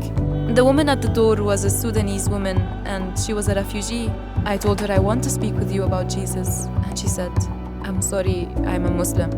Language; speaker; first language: English; non-native, fluent; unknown